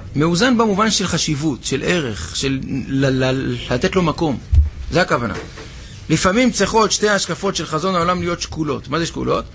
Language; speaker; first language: Hebrew; native; Hebrew